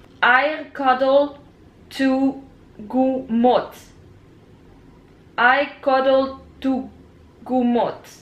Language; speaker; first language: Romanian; non-native, learner; Dutch